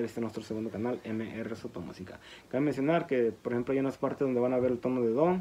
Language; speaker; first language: Spanish; native; Spanish